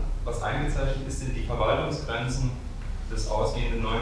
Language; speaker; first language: German; native; German